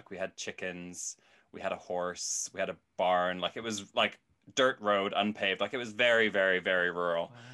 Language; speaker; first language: English; native; English